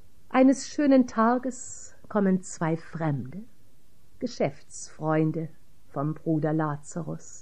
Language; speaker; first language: German; native; German